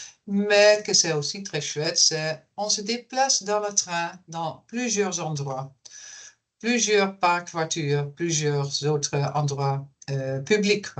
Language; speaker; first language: French; non-native, fluent; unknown